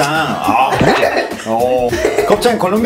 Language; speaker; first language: Korean; non-native, fluent; Spanish